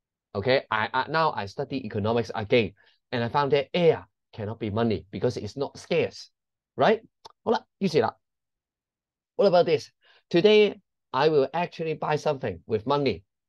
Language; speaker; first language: English; non-native, local second language; Cantonese